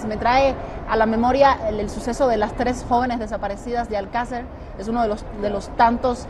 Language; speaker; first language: Spanish; native; Spanish